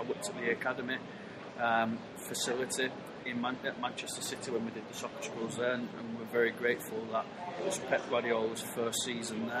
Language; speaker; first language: English; native; English